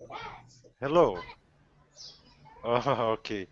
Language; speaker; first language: English; non-native, learner; Portuguese